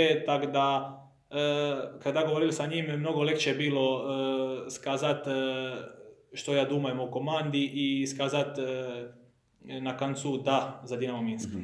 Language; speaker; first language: Russian; non-native, learner; Croatian